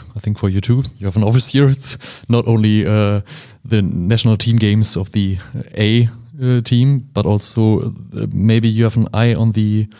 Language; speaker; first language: English; non-native, fluent; German